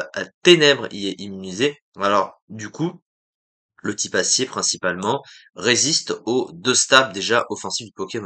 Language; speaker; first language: French; native; French